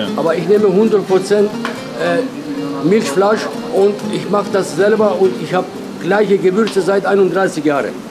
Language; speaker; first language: German; non-native, learner; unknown